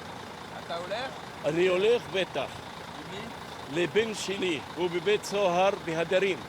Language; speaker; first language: Hebrew; non-native, local second language; Arabic